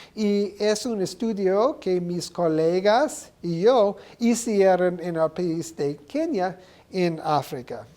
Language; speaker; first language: Spanish; non-native, learner; English